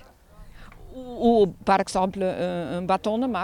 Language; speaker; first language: French; non-native, fluent; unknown